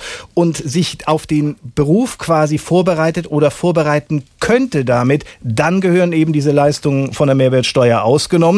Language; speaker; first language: German; native; German